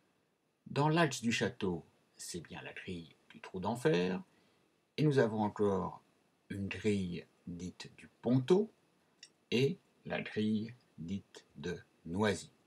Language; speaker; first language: French; native; French